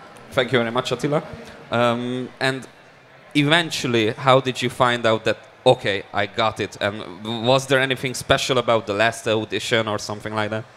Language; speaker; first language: English; early bilingual, other home language; Hungarian